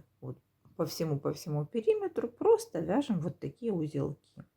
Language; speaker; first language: Russian; native; Russian